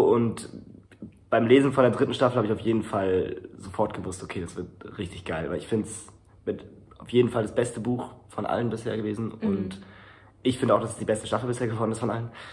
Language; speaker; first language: German; native; German